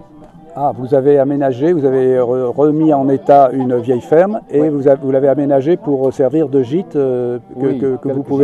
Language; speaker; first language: French; native; French